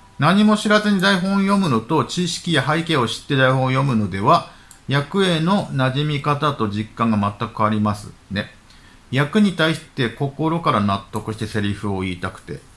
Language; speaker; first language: Japanese; native; Japanese